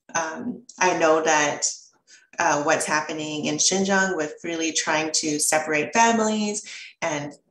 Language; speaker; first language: English; early bilingual, other home language; Chinese